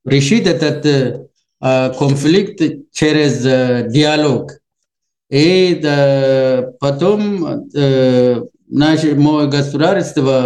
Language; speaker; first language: Russian; non-native, learner; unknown